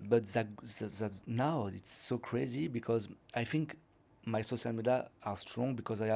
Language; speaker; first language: English; non-native, learner; French